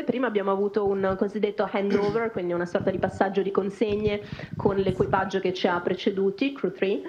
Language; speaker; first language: Italian; native; Italian